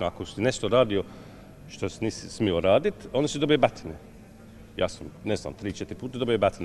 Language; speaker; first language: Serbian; non-native, fluent; English